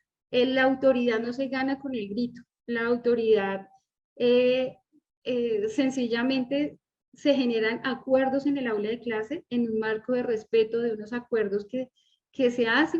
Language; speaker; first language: Spanish; native; Spanish